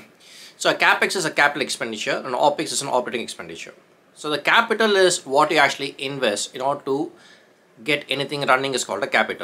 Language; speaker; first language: English; non-native, local second language; Tamil